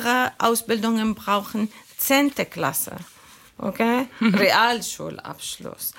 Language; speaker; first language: German; non-native, learner; Arabic